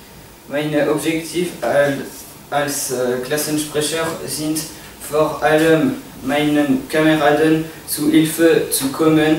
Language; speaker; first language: German; non-native, learner; French